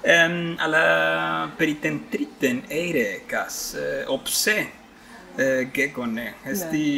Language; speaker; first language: Greek; non-native, fluent; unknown